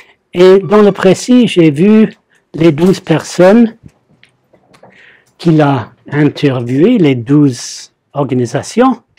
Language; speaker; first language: French; non-native, fluent; English